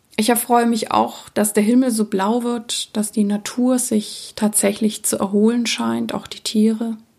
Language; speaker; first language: German; early bilingual, other home language; Czech